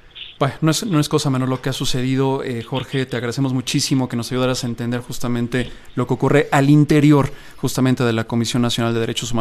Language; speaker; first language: Spanish; native; Spanish